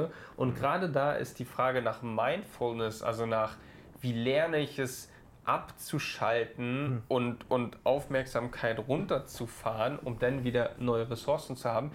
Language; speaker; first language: German; native; German